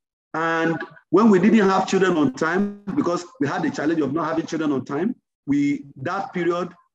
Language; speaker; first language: English; non-native, local second language; Yoruba